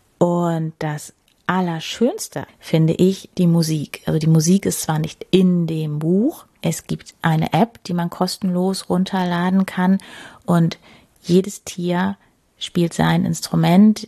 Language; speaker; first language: German; native; German